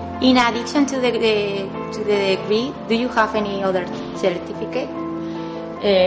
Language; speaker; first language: English; non-native, learner; Spanish